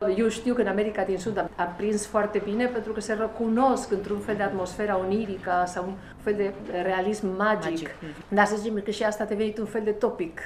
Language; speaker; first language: Romanian; non-native, fluent; Spanish